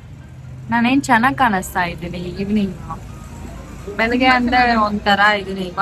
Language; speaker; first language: Kannada; non-native, learner; Telugu